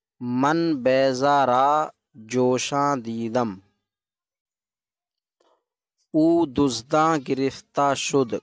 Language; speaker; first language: Persian; non-native, fluent; Urdu